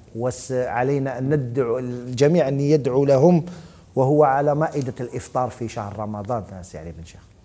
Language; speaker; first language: Arabic; native; Arabic